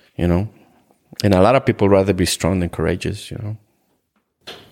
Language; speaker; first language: English; non-native, fluent; Spanish